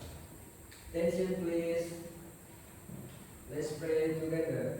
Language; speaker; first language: English; non-native, learner; Indonesian